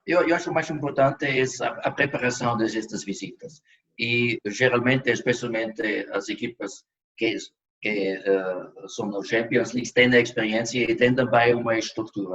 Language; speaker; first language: Portuguese; non-native, fluent; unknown